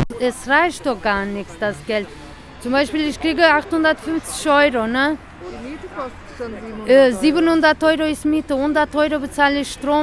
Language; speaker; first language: German; non-native, learner; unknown